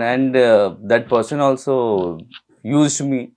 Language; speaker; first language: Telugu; non-native, learner; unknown